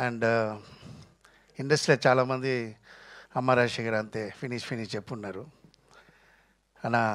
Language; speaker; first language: Telugu; non-native, fluent; Tamil